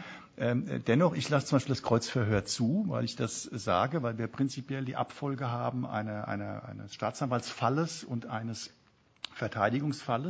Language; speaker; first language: German; native; German